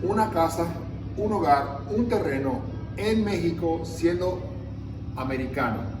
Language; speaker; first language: Spanish; early bilingual, other home language; English